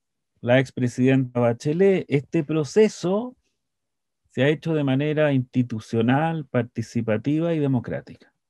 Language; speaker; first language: Spanish; native; Spanish